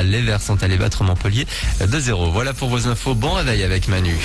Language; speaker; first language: French; native; French